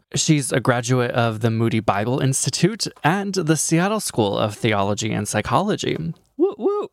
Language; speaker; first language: English; native; English